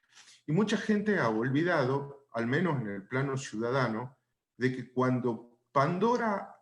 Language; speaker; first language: Spanish; native; Spanish